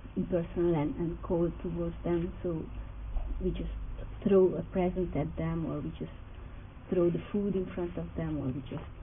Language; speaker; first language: English; non-native, fluent; Hungarian